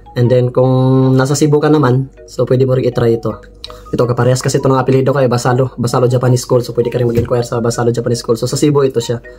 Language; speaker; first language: Filipino; non-native, local second language; Cebuano